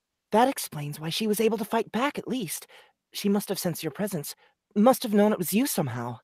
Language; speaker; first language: English; native; English